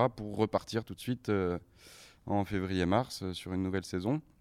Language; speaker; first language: French; native; French